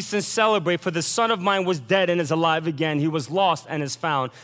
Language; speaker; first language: English; early bilingual, other home language; Korean